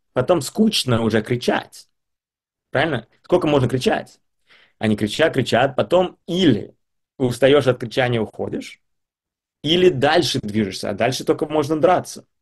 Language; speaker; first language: Russian; early bilingual, heritage; Russian